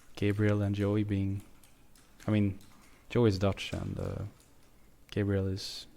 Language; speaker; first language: English; non-native, fluent; Swedish